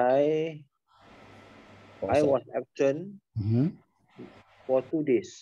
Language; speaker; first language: English; non-native, local second language; Malay